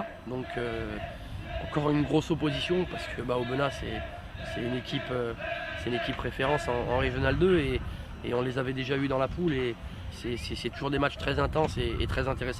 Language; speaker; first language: French; native; French